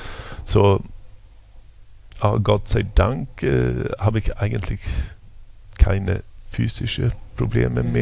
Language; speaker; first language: German; non-native, fluent; Swedish